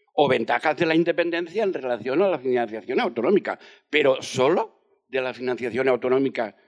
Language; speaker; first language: Spanish; non-native, fluent; French